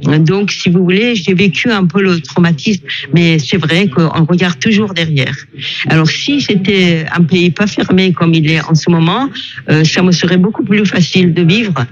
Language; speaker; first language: French; non-native, fluent; Persian